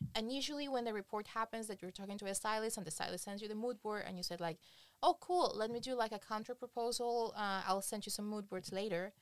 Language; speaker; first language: English; non-native, fluent; Spanish